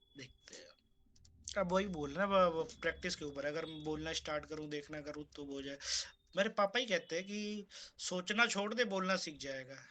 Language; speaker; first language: Hindi; native; Hindi